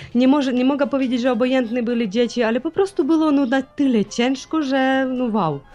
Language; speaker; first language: Polish; non-native, learner; Ukrainian